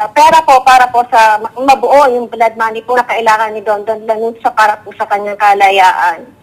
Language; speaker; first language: Filipino; native; Filipino